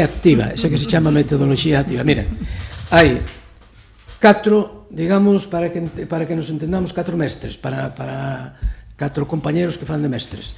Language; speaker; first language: Galician; native; Galician